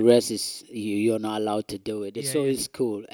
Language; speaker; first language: English; non-native, local second language; Wolof